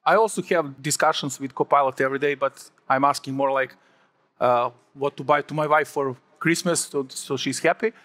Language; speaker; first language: English; non-native, fluent; Serbian